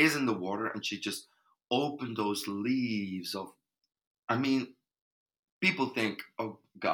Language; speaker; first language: English; non-native, fluent; Dutch